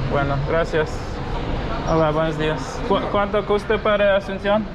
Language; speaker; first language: Spanish; non-native, learner; English